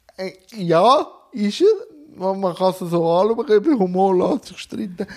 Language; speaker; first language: German; native; German